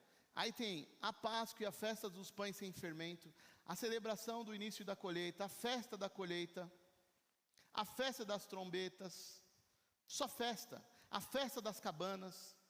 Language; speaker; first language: Portuguese; native; Portuguese